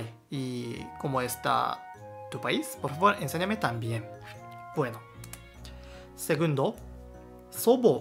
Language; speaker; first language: Spanish; non-native, learner; Japanese